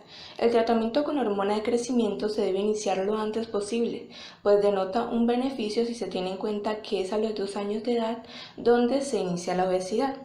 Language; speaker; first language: Spanish; native; Spanish